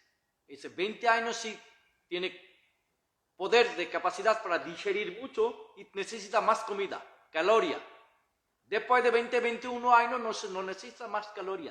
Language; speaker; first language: Spanish; non-native, learner; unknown